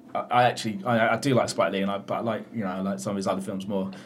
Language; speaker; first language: English; native; English